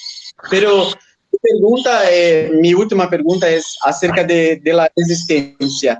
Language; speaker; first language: Spanish; non-native, fluent; Portuguese